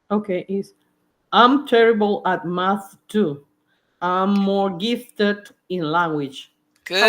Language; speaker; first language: English; non-native, learner; Spanish